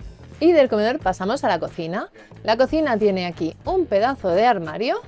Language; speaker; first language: Spanish; native; Spanish